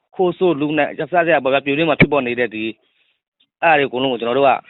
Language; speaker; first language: Burmese; native; Burmese